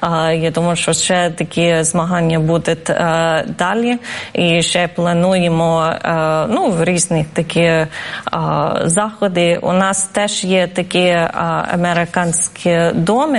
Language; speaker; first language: Ukrainian; non-native, fluent; English